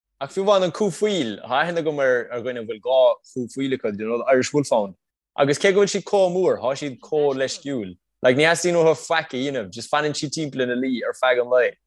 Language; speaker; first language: Irish; native; Irish